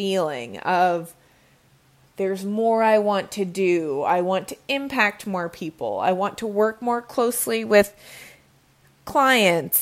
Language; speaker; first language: English; native; English